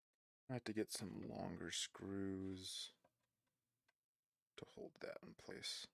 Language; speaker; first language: English; native; English